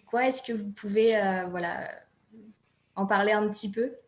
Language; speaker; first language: French; native; French